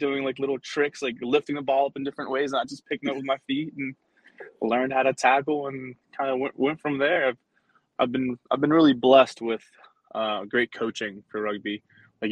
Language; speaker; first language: English; early bilingual, other home language; Spanish